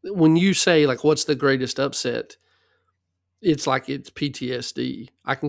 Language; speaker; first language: English; native; English